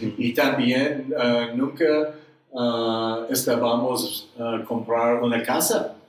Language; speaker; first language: Spanish; non-native, learner; English